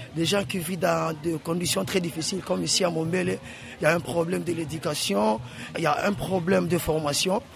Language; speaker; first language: French; non-native, local second language; Lingala